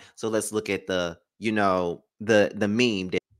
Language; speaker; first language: English; native; English